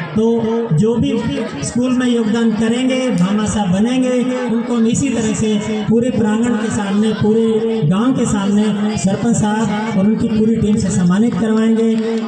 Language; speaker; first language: Hindi; native; Hindi